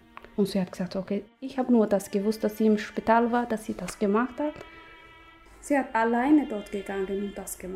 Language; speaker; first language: German; non-native, learner; Somali